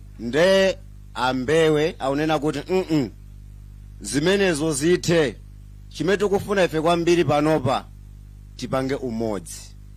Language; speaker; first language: Nyanja; non-native, local second language; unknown